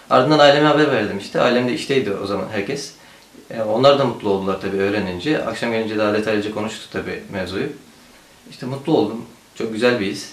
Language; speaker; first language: Turkish; early bilingual, heritage; Turkish